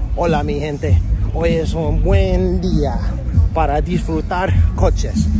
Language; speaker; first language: Spanish; non-native, learner; English